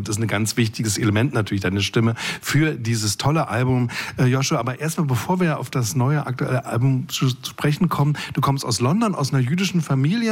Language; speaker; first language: German; native; German